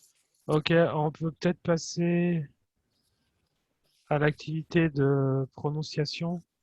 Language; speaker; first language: French; non-native, fluent; English